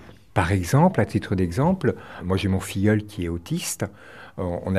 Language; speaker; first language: French; native; French